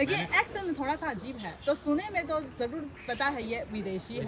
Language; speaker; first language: Hindi; non-native, fluent; Chinese